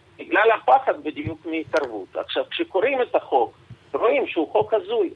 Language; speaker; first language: Hebrew; non-native, fluent; Russian